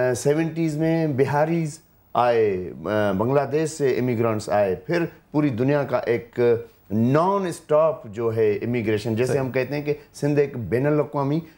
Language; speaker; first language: Urdu; non-native, local second language; Sindhi